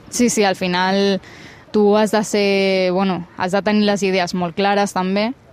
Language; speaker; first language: Catalan; early bilingual, other home language; Punjabi